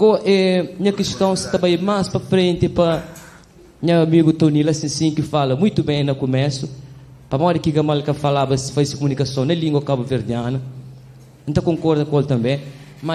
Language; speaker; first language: Portuguese; non-native, local second language; Kabuverdianu